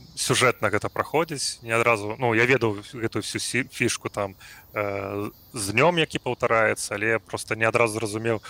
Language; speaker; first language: Belarusian; non-native, local second language; Russian